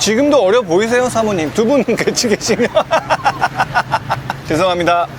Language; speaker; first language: Korean; native; Korean